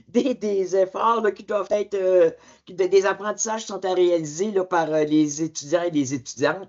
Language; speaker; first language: French; native; French